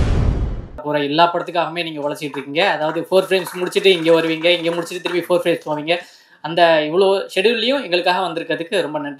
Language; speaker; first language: Tamil; native; Tamil